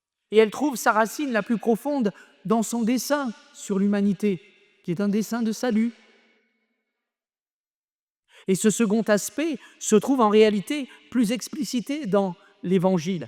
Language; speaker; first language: French; native; French